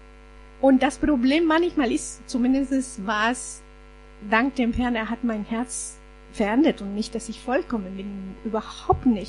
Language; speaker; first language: German; non-native, fluent; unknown